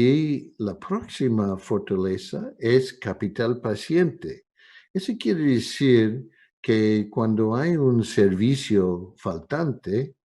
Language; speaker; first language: Spanish; non-native, fluent; English